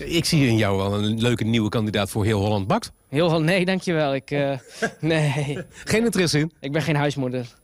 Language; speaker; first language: Dutch; native; Dutch